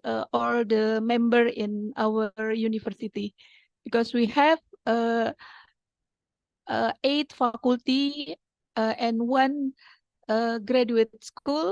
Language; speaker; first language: English; non-native, fluent; Indonesian